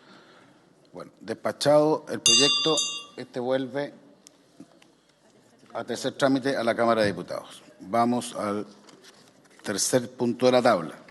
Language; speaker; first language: Spanish; native; Spanish